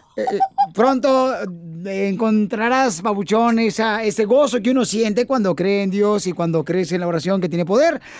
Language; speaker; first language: Spanish; native; Spanish